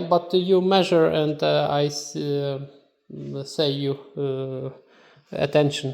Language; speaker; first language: English; non-native, learner; Ukrainian